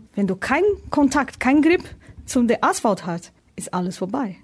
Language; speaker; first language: German; non-native, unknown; Portuguese